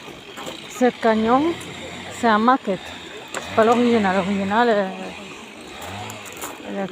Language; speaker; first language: French; non-native, local second language; Spanish